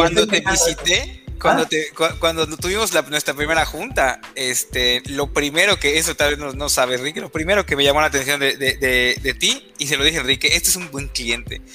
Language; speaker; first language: Spanish; native; Spanish